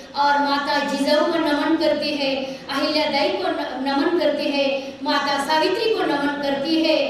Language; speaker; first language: Hindi; non-native, local second language; Marathi